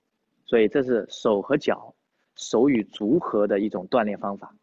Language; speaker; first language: Chinese; native; Chinese